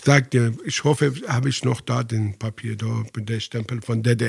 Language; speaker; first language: German; non-native, fluent; Persian